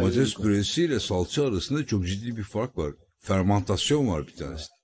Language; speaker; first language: Turkish; native; Turkish